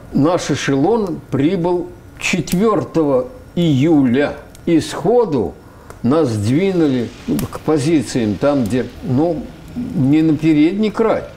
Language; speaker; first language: Russian; native; Russian